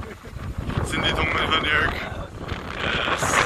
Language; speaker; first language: Vietnamese; non-native, learner; English